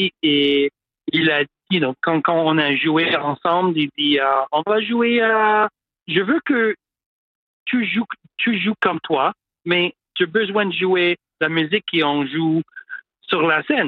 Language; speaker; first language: French; non-native, local second language; English